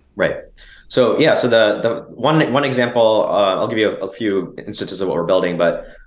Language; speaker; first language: English; native; English